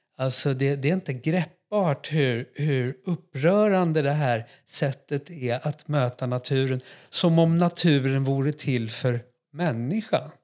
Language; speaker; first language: Swedish; native; Swedish